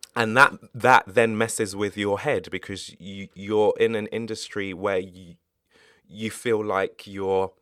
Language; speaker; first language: English; native; English